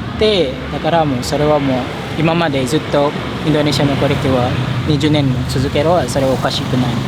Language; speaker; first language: Japanese; non-native, fluent; Indonesian